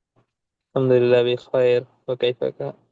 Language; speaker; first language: Arabic; non-native, learner; Bangla